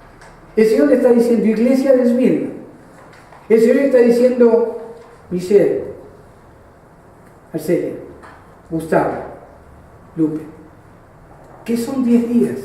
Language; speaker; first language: Spanish; native; Spanish